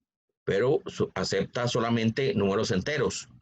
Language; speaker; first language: Spanish; native; Spanish